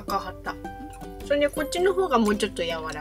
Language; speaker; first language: Japanese; native; Japanese